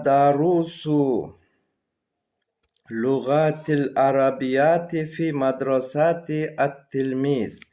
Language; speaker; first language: Arabic; non-native, learner; Uzbek